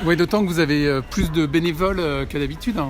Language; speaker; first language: French; native; French